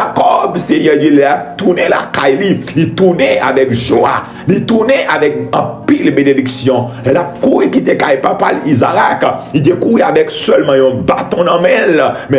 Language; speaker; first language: French; non-native, local second language; Haitian Creole